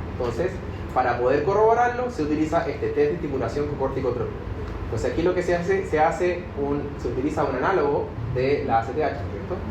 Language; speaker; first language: Spanish; native; Spanish